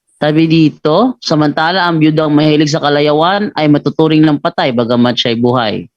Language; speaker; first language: Filipino; non-native, local second language; Cebuano